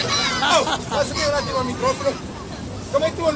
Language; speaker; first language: Italian; non-native, fluent; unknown